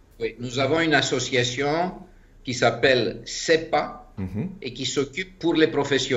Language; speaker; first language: French; non-native, fluent; Greek